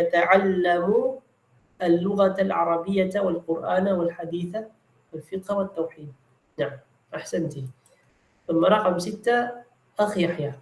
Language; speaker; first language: Arabic; non-native, fluent; Filipino